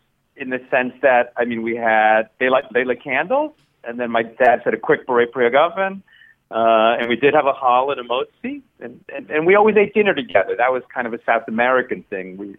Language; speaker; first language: English; early bilingual, other home language; Spanish